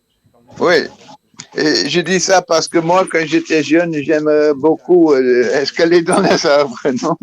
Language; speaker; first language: French; non-native, fluent; Dutch